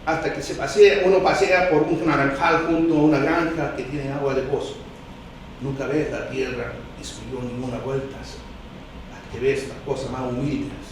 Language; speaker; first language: Spanish; early bilingual, heritage; Spanish